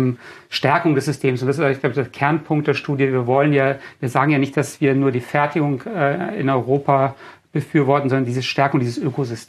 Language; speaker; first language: German; native; German